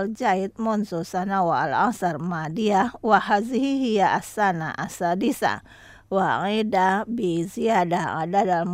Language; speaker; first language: Arabic; non-native, fluent; Indonesian